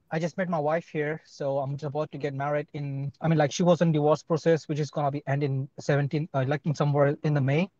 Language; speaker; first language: English; non-native, fluent; Arabic